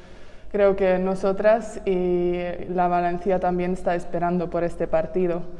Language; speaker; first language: Spanish; non-native, learner; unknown